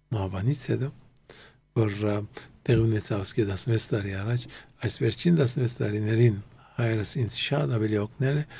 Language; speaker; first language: Armenian; early bilingual, heritage; Armenian